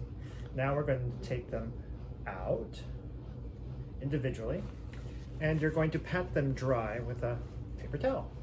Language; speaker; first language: English; native; English